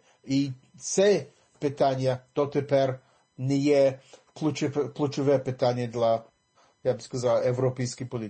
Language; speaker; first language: Ukrainian; early bilingual, heritage; English